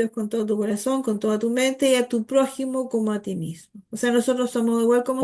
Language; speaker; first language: Spanish; native; Spanish